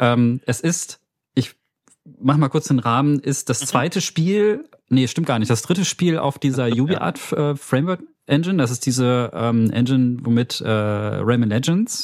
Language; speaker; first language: German; native; German